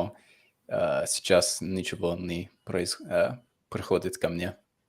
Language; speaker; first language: Russian; non-native, fluent; English